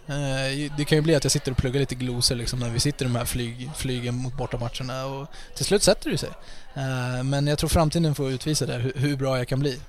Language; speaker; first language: Swedish; native; Swedish